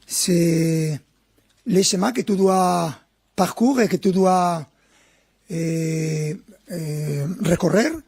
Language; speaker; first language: French; non-native, fluent; Spanish